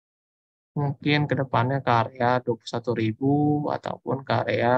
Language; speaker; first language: Indonesian; native; Indonesian